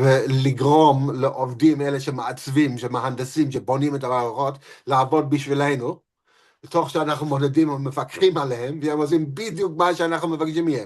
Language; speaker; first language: Hebrew; non-native, fluent; English